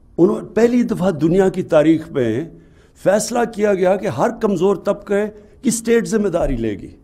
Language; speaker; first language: Urdu; native; Urdu